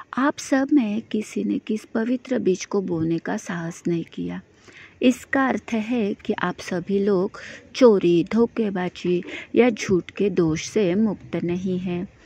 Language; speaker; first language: Hindi; non-native, local second language; Marathi